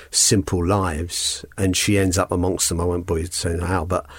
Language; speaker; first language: English; native; English